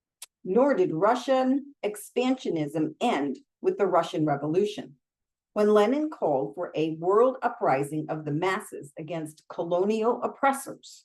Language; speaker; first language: English; native; English